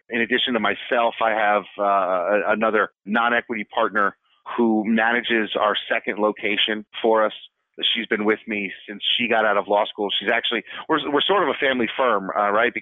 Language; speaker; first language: English; native; English